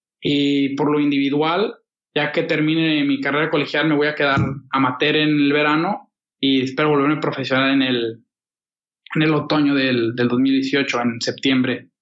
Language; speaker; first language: Spanish; native; Spanish